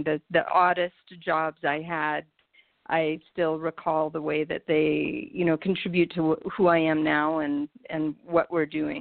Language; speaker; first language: English; native; English